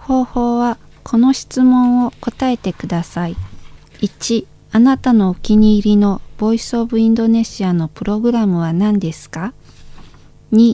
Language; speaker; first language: Japanese; non-native, fluent; Indonesian